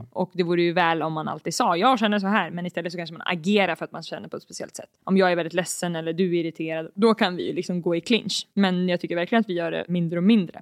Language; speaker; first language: Swedish; native; Swedish